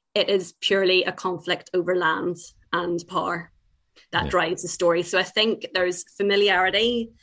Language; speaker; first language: English; native; English